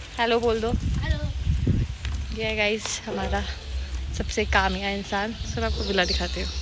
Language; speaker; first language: Hindi; native; Hindi